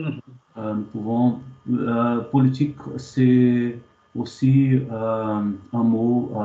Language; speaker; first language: French; non-native, fluent; Portuguese